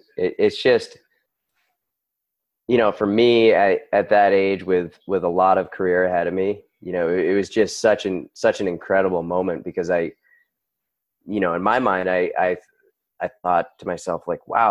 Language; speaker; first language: English; native; English